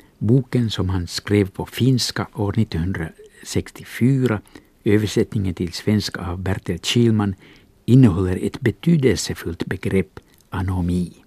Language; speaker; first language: Swedish; non-native, local second language; Finnish